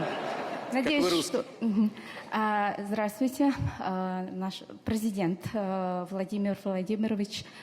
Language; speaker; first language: Russian; non-native, fluent; Vietnamese